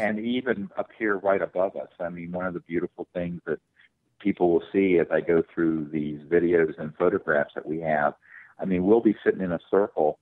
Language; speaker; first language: English; native; English